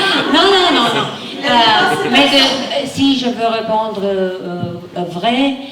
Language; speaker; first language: French; non-native, fluent; Romanian